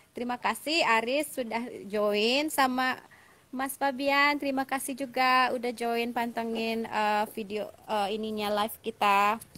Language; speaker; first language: Indonesian; native; Indonesian